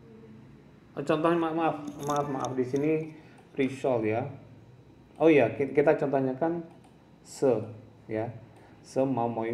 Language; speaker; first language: Indonesian; non-native, local second language; Javanese